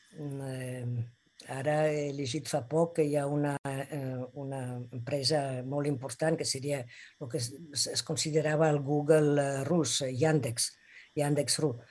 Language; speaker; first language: Catalan; non-native, local second language; Spanish